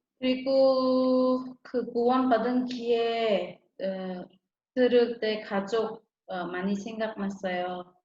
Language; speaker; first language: Korean; non-native, learner; Khmer